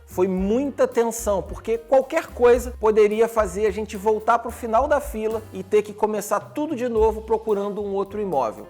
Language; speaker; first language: Portuguese; native; Portuguese